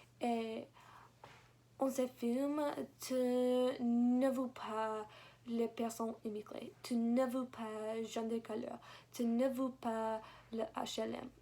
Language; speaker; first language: French; non-native, learner; English